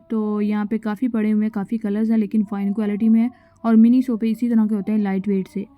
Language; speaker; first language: Urdu; non-native, local second language; Punjabi